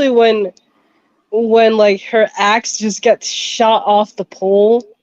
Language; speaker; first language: English; native; English